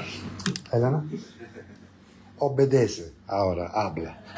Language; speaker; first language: Spanish; non-native, learner; Italian